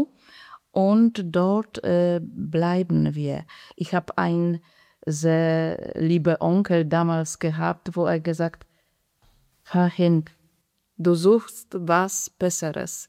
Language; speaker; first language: German; non-native, fluent; Polish